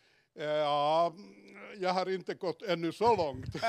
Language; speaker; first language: Swedish; non-native, fluent; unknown